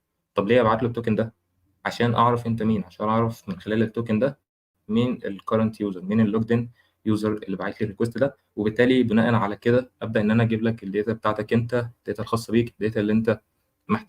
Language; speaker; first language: Arabic; native; Arabic